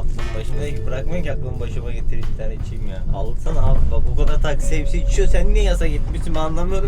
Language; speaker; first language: Turkish; native; Turkish